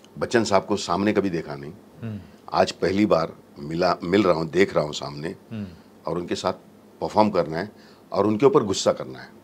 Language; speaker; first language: Hindi; non-native, local second language; Marathi